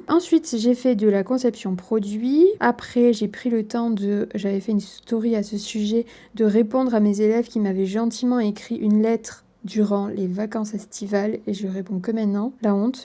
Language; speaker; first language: French; native; French